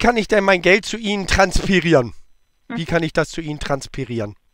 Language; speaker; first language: German; native; German